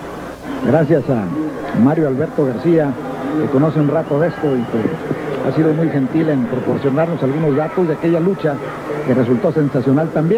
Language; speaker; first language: Spanish; native; Spanish